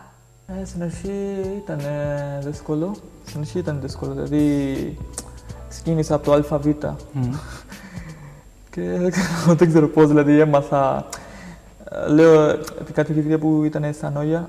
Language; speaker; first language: Greek; non-native, learner; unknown